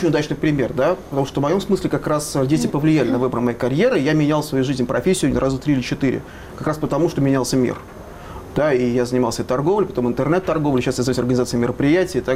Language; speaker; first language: Russian; native; Russian